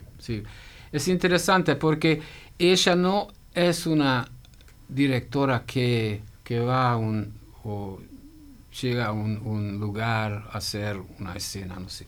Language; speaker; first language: Spanish; non-native, fluent; Hungarian